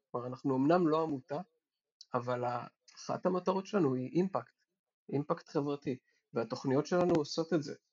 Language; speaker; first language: Hebrew; native; Hebrew